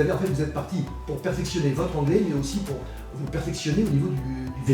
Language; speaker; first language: French; native; French